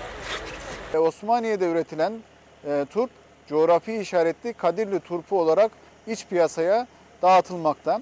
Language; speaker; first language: Turkish; native; Turkish